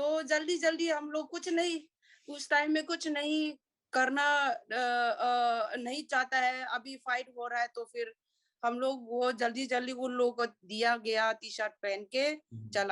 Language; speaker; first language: Hindi; non-native, local second language; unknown